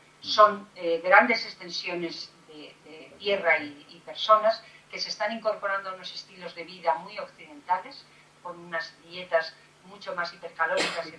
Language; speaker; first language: Spanish; native; Spanish